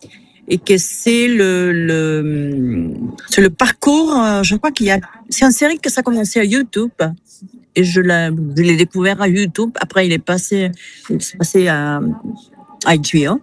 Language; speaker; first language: French; non-native, fluent; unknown